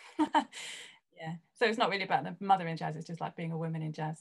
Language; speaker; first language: English; native; English